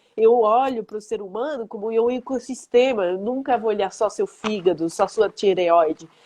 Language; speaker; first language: Portuguese; non-native, fluent; French